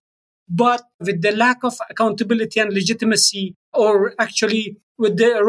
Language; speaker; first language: English; non-native, fluent; Persian